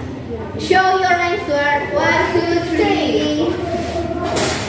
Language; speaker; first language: English; non-native, learner; Indonesian